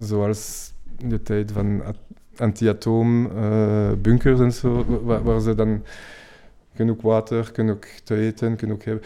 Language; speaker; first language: Dutch; non-native, fluent; French